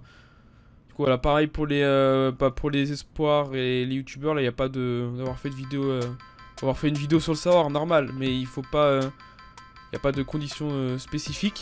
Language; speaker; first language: French; native; French